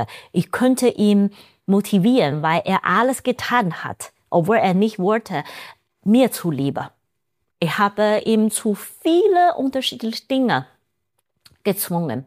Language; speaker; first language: German; non-native, fluent; Chinese